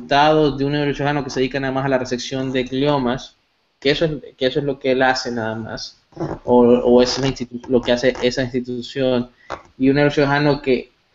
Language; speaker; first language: Spanish; native; Spanish